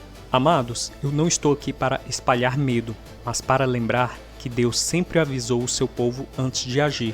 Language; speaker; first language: Portuguese; native; Portuguese